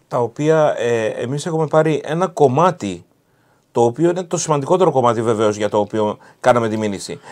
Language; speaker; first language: Greek; early bilingual, heritage; Greek